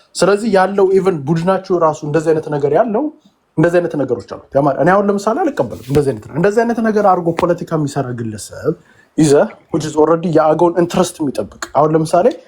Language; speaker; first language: Amharic; native; Amharic